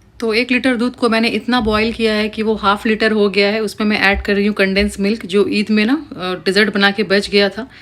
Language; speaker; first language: Hindi; native; Hindi